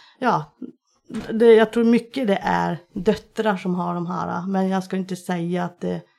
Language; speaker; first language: Swedish; early bilingual, other home language; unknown